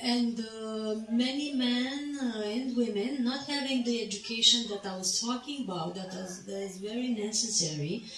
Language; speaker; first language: English; non-native, fluent; Romanian